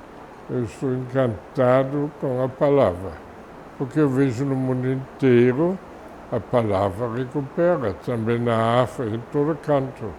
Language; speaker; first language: Portuguese; non-native, fluent; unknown